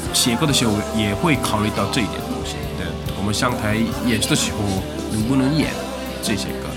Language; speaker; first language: Chinese; non-native, fluent; Korean